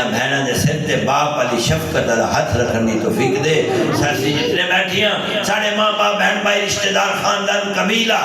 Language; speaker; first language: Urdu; non-native, local second language; Punjabi